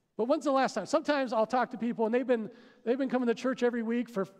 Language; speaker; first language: English; native; English